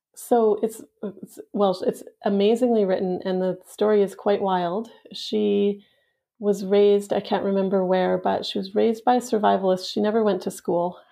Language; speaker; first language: English; native; English